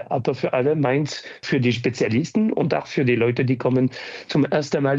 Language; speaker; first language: German; non-native, fluent; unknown